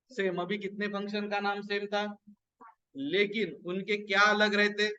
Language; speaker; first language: Hindi; non-native, local second language; Marathi